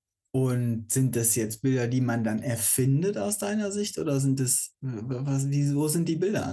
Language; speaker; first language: German; native; German